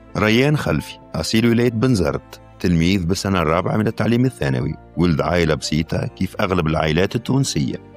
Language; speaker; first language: Arabic; native; Arabic